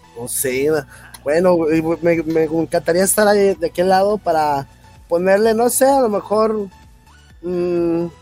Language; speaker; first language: Spanish; native; Spanish